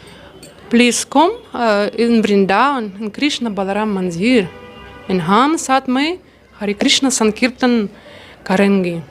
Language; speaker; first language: Hindi; non-native, learner; Russian